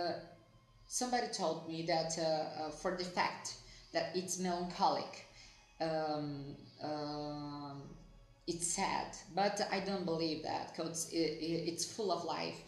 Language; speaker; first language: English; non-native, fluent; Portuguese